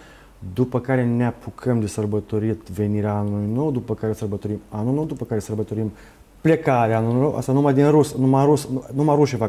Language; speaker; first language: Romanian; native; Romanian